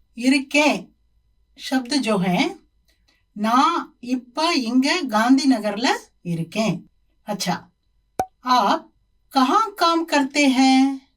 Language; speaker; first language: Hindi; non-native, local second language; Tamil